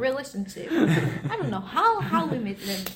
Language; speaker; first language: English; non-native, learner; Vietnamese